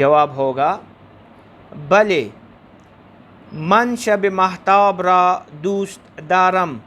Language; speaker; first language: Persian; non-native, fluent; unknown